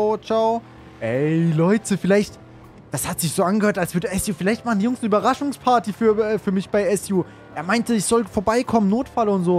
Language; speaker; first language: German; native; German